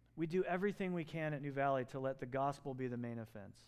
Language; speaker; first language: English; native; English